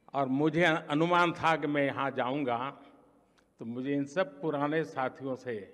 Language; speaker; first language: Hindi; non-native, local second language; Gujarati